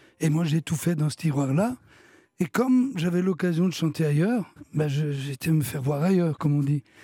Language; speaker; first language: French; early bilingual, other home language; Italian